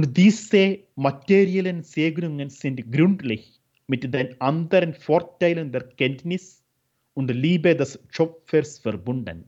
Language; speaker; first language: German; non-native, fluent; Malayalam